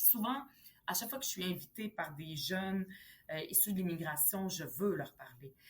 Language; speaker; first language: French; early bilingual, other home language; Arabic